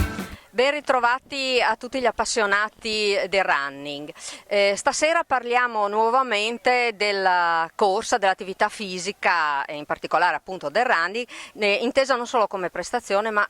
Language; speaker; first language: Italian; native; Italian